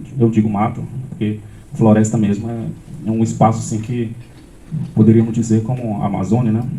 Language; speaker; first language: Portuguese; non-native, local second language; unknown